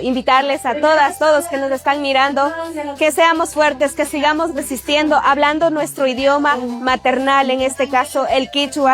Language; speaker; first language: Spanish; non-native, local second language; Quechua